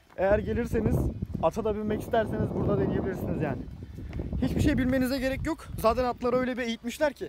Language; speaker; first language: Turkish; native; Turkish